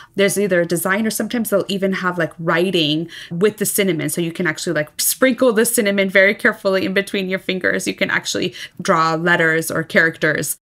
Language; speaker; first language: English; early bilingual, other home language; Persian